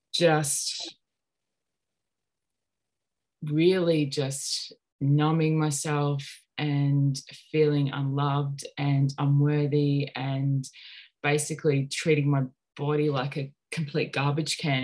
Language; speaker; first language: English; native; English